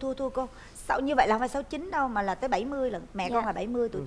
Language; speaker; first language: Vietnamese; native; Vietnamese